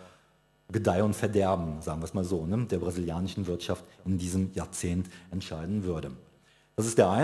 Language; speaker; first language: German; native; German